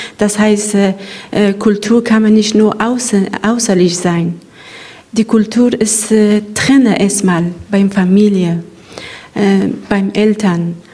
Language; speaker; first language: German; non-native, learner; Persian